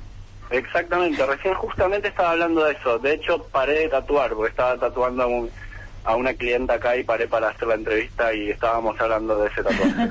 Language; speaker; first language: Spanish; native; Spanish